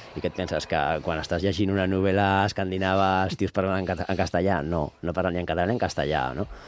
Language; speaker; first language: Catalan; native; Catalan